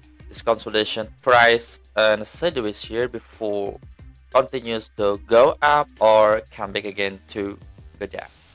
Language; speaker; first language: English; non-native, learner; Indonesian